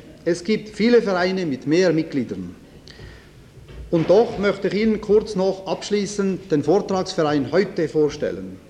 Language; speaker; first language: German; native; German